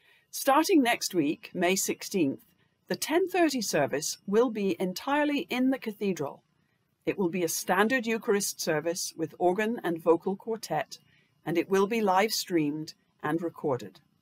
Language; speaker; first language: English; native; English